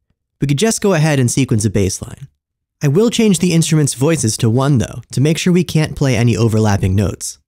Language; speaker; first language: English; native; English